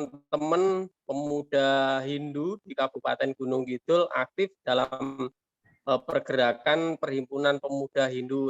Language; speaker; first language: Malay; non-native, local second language; Javanese